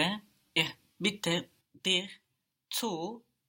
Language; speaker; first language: German; non-native, learner; English